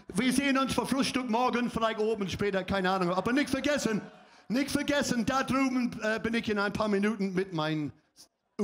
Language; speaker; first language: German; non-native, fluent; English